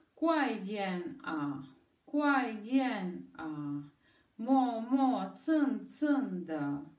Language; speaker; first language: Chinese; non-native, learner; Bulgarian